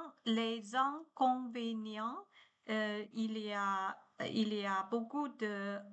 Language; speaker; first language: French; non-native, learner; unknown